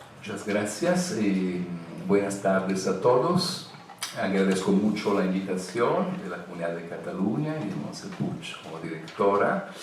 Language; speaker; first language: Spanish; non-native, fluent; Italian